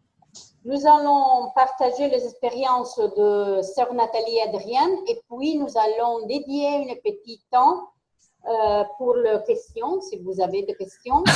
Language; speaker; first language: French; non-native, fluent; Italian